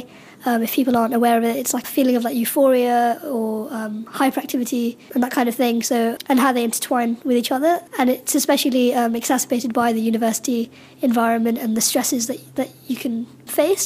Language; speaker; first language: English; native; English